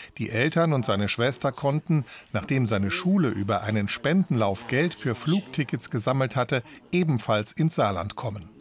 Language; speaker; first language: German; native; German